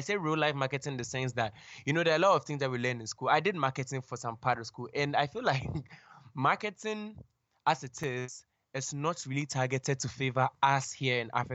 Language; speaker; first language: English; non-native, local second language; Akan